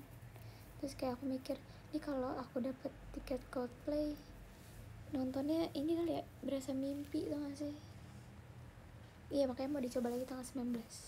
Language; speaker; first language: Indonesian; native; Indonesian